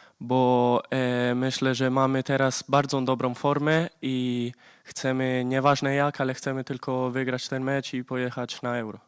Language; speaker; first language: Polish; early bilingual, heritage; Polish